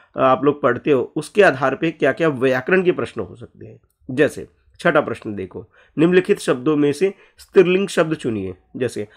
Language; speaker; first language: Hindi; native; Hindi